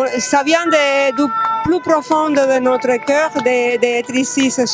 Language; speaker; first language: French; non-native, fluent; Spanish